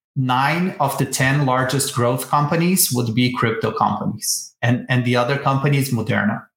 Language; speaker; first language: English; non-native, fluent; Portuguese